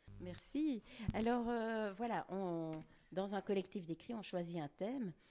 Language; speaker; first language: French; native; French